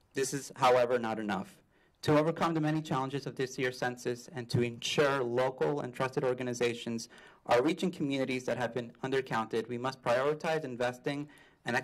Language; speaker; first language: English; native; English